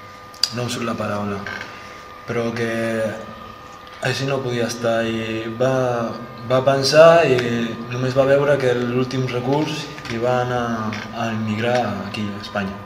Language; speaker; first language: Catalan; early bilingual, other home language; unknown